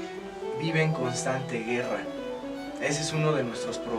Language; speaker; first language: Spanish; native; Spanish